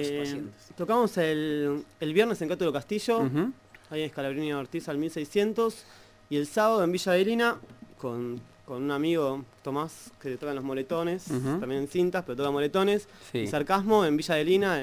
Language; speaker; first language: Spanish; native; Spanish